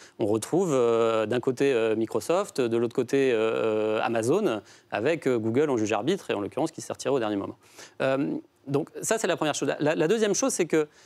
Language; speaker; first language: French; native; French